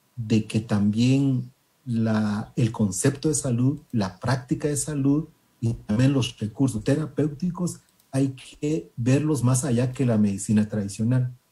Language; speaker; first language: Spanish; native; Spanish